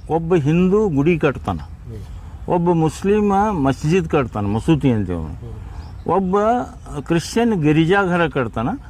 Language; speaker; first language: Kannada; native; Kannada